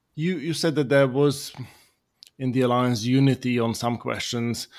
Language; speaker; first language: English; non-native, fluent; Slovak